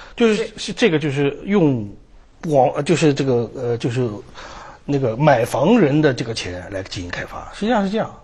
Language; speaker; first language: Chinese; native; Chinese